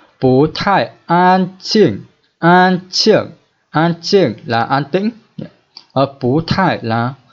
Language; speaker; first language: Chinese; non-native, fluent; Vietnamese